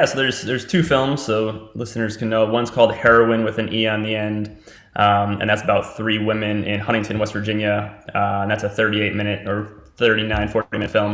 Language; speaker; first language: English; native; English